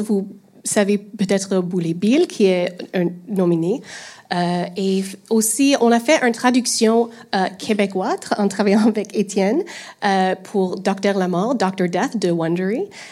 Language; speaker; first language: French; non-native, fluent; English